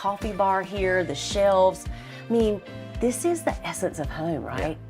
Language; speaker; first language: English; native; English